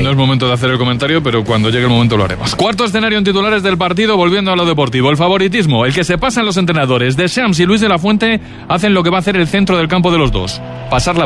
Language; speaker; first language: Spanish; native; Spanish